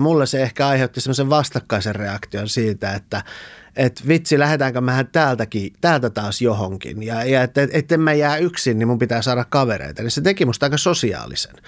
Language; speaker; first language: Finnish; early bilingual, other home language; Persian